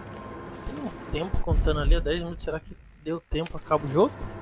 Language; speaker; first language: Portuguese; native; Portuguese